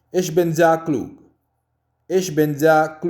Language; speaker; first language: German; non-native, learner; Urdu